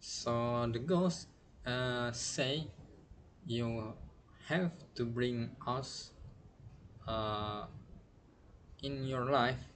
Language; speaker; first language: English; non-native, learner; Indonesian